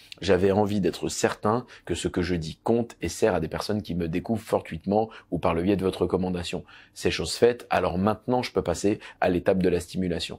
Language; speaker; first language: French; native; French